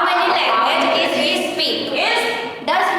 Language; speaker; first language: English; non-native, learner; Hindi